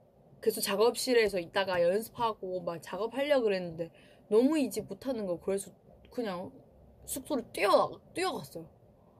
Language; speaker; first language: Korean; non-native, fluent; Chinese